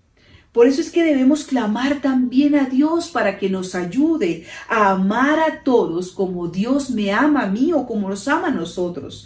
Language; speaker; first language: Spanish; native; Spanish